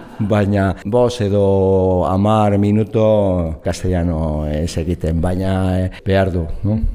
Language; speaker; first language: Basque; non-native, local second language; Spanish